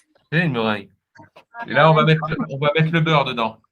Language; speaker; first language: French; native; French